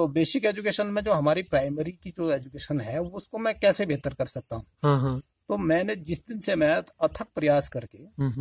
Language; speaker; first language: Hindi; native; Hindi